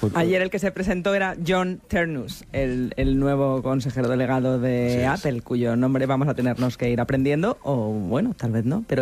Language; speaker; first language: Spanish; native; Spanish